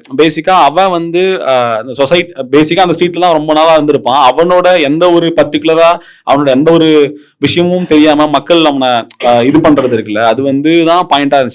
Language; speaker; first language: Tamil; native; Tamil